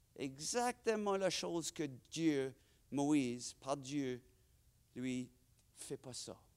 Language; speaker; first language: French; non-native, fluent; English